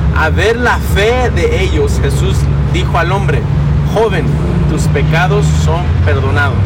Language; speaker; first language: Spanish; early bilingual, heritage; Spanish